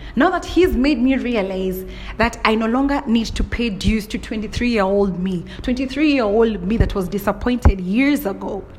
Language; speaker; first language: English; non-native, local second language; Kikuyu